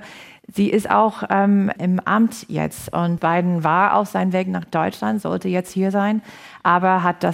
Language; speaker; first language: German; non-native, fluent; English